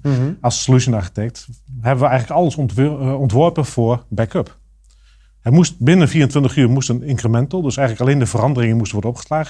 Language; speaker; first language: Dutch; native; Dutch